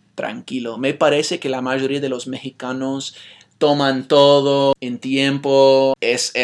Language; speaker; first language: Spanish; non-native, fluent; English